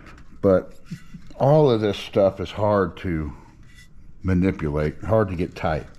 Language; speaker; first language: English; native; English